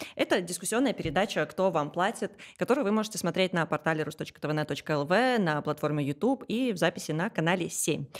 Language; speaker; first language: Russian; native; Russian